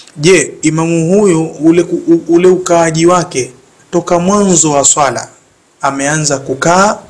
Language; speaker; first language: Swahili; native; Swahili